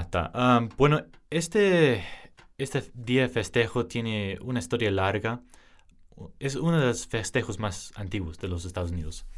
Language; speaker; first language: Spanish; early bilingual, heritage; English